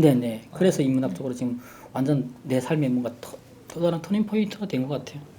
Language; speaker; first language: Korean; native; Korean